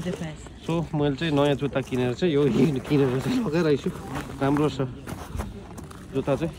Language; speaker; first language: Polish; non-native, learner; Nepali